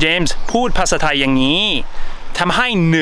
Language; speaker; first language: Thai; non-native, fluent; English